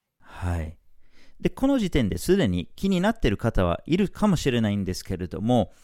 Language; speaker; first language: Japanese; non-native, fluent; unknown